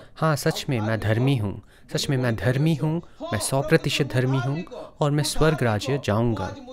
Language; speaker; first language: Hindi; non-native, local second language; Odia